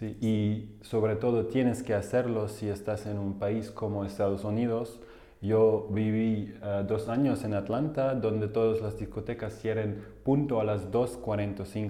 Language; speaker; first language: Spanish; non-native, fluent; German